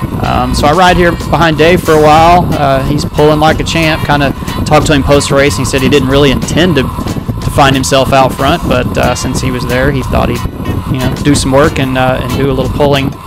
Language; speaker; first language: English; native; English